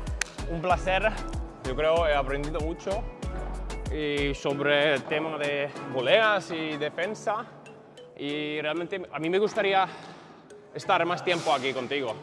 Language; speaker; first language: Spanish; non-native, learner; Finnish